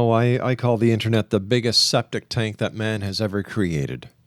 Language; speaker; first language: English; native; English